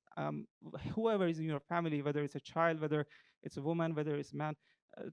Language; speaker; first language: English; non-native, fluent; Persian